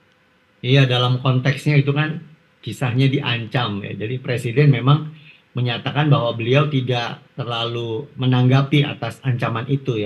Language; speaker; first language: Indonesian; native; Indonesian